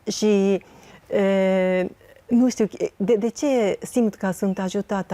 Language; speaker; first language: Romanian; non-native, learner; Japanese